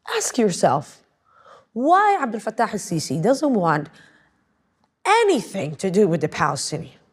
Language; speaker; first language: English; non-native, fluent; Arabic